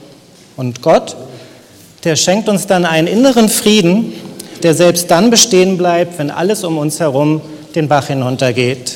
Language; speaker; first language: German; native; German